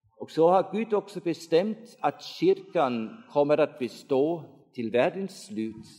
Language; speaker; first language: Swedish; non-native, fluent; German